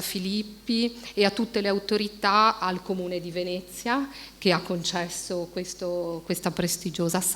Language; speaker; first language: Italian; native; Italian